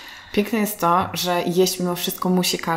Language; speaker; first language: Polish; native; Polish